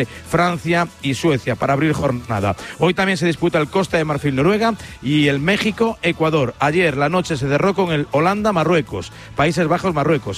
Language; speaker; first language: Spanish; native; Spanish